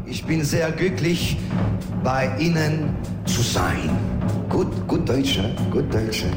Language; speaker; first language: German; non-native, learner; French